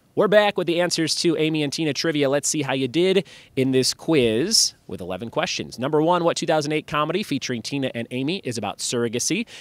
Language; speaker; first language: English; native; English